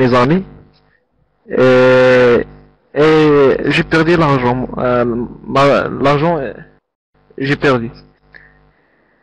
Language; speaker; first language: French; non-native, learner; Arabic